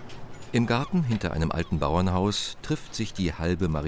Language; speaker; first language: German; native; German